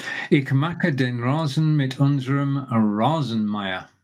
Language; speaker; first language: German; non-native, learner; English